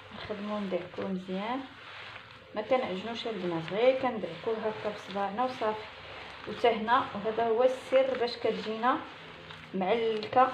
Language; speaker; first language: Arabic; native; Arabic